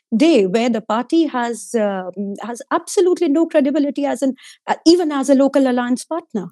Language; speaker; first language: English; non-native, local second language; Hindi